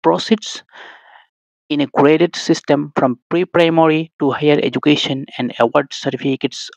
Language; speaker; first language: English; non-native, local second language; Assamese